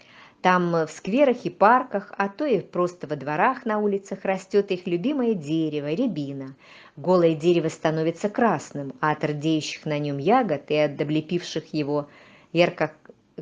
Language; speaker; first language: Russian; native; Russian